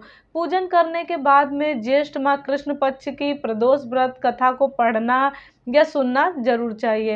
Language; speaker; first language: Hindi; native; Hindi